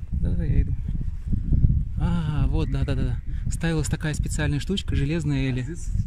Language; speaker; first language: Russian; native; Russian